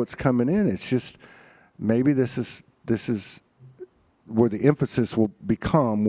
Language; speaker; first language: English; native; English